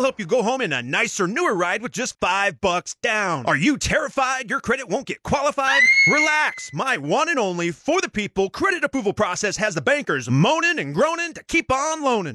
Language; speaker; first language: English; native; English